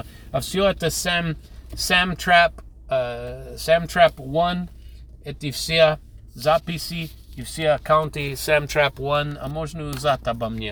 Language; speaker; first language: Russian; non-native, fluent; English